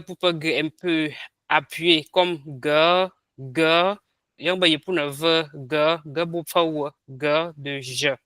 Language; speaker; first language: French; non-native, local second language; Ghomala